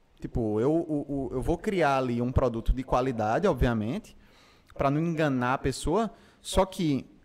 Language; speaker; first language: Portuguese; native; Portuguese